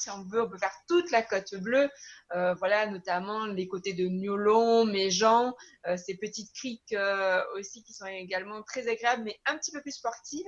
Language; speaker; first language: French; native; French